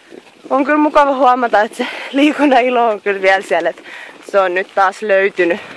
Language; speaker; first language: Finnish; native; Finnish